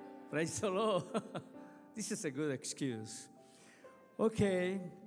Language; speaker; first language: English; non-native, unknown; Spanish